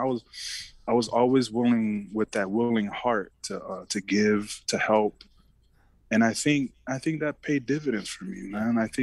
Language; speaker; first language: English; early bilingual, other home language; Samoan